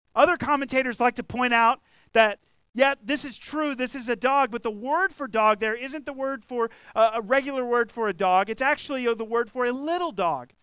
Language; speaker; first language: English; native; English